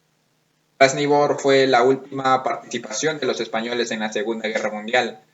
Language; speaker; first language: Spanish; native; Spanish